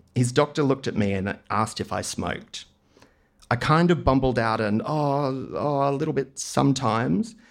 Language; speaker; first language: English; native; English